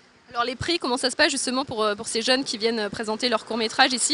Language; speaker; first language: French; native; French